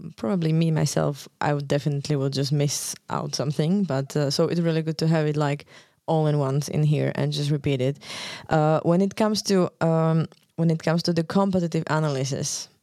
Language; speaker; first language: English; non-native, fluent; Slovak